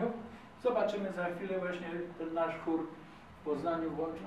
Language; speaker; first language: Polish; native; Polish